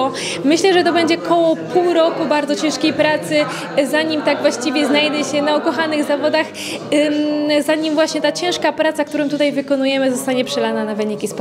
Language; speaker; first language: Polish; native; Polish